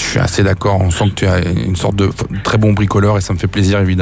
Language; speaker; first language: French; native; French